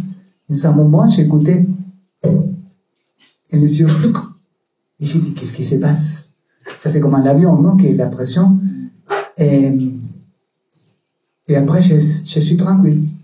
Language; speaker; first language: French; non-native, learner; Spanish